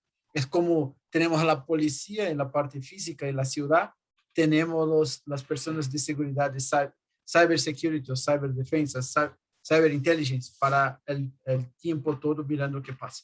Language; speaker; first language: Spanish; non-native, fluent; Portuguese